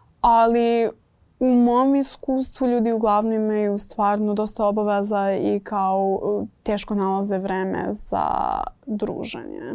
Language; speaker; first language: Serbian; non-native, fluent; English